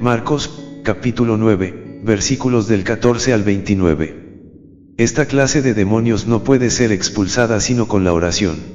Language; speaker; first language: Spanish; native; Spanish